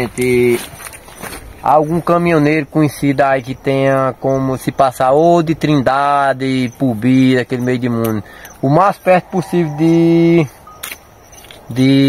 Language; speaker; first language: Portuguese; native; Portuguese